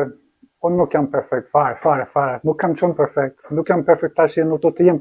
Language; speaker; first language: Albanian; non-native, learner; English